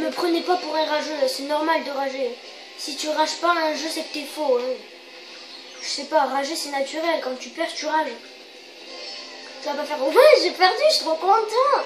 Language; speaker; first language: French; native; French